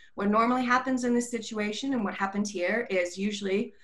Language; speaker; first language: English; native; English